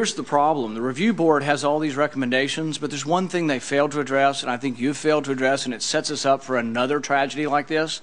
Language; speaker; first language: English; native; English